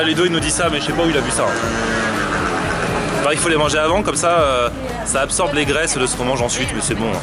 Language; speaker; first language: French; native; French